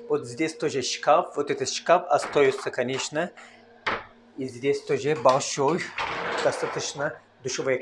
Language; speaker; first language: Russian; non-native, learner; Turkish